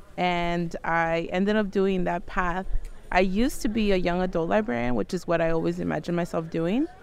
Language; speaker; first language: English; native; English